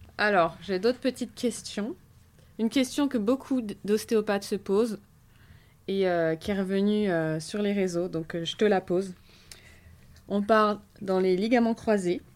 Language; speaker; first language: French; native; French